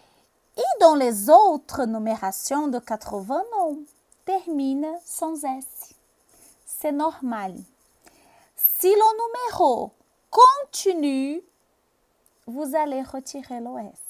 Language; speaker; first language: French; non-native, fluent; Portuguese